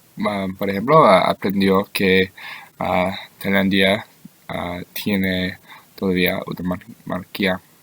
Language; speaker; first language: Spanish; non-native, learner; English